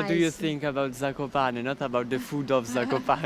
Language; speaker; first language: English; non-native, fluent; Italian